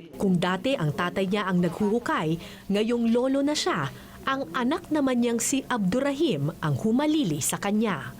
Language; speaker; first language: Filipino; native; Filipino